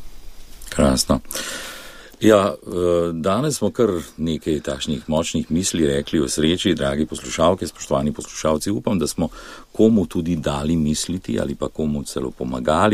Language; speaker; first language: Slovenian; native; Slovenian